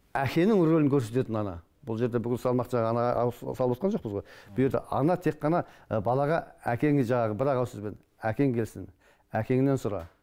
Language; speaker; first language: Kazakh; native; Kazakh